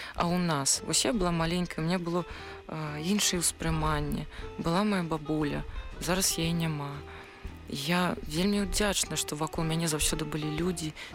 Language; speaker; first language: Belarusian; non-native, local second language; Russian